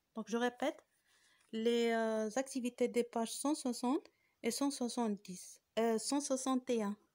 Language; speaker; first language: French; non-native, local second language; Arabic